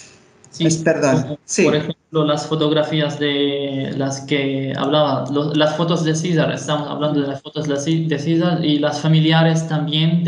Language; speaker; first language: Spanish; non-native, fluent; Arabic